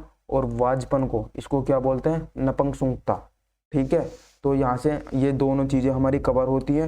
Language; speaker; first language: Hindi; native; Hindi